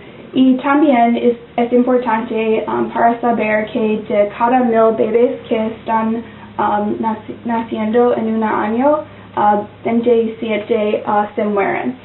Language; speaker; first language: Spanish; non-native, learner; English